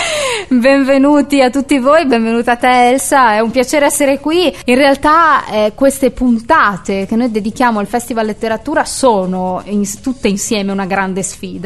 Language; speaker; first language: Italian; native; Italian